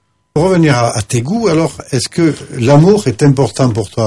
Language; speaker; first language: French; native; French